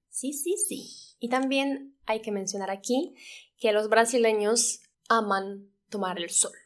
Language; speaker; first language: Spanish; non-native, fluent; Polish